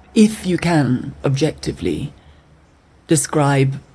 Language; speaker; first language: English; native; English